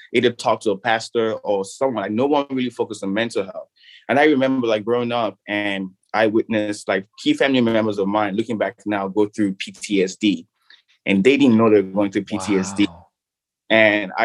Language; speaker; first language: English; non-native, local second language; Yoruba